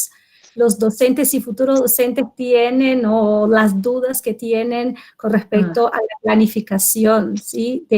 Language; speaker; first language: Spanish; non-native, fluent; Portuguese